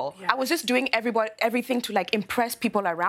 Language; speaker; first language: English; non-native, local second language; Luo (Kenya and Tanzania)